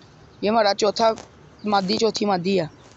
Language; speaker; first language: Hindi; non-native, local second language; Punjabi